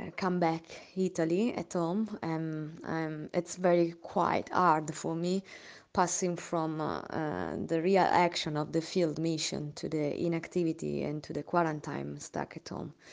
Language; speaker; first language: English; non-native, learner; Italian